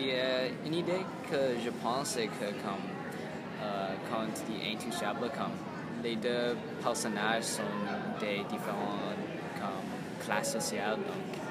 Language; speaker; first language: French; non-native, learner; English